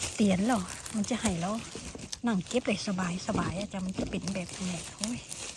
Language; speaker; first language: Thai; native; Thai